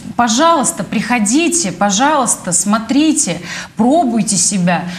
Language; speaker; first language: Russian; native; Russian